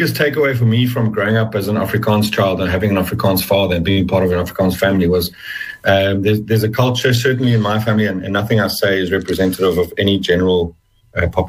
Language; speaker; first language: English; native; English